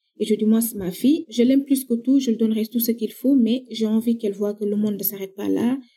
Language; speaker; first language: French; non-native, local second language; Wolof